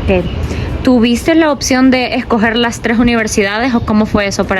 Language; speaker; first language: Spanish; native; Spanish